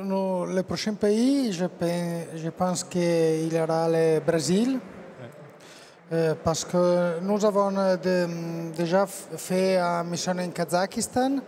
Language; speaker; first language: French; non-native, learner; Italian